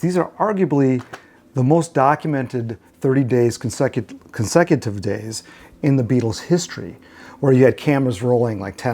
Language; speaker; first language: English; native; English